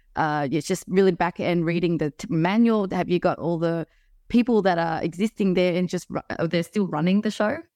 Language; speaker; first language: English; native; English